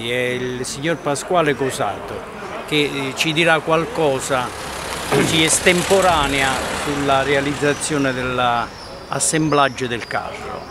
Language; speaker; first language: Italian; native; Italian